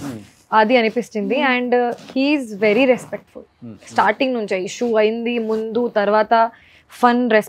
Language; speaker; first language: Telugu; non-native, fluent; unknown